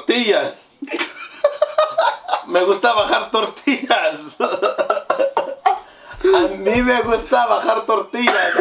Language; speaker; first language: Spanish; early bilingual, heritage; Spanish